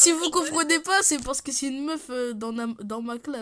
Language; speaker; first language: French; native; French